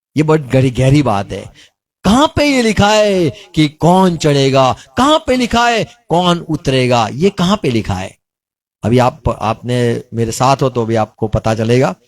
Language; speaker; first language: Hindi; non-native, local second language; Gujarati